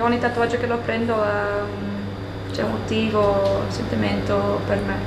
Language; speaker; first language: Italian; non-native, fluent; English